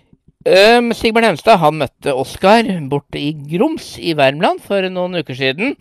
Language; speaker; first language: Norwegian; native; Norwegian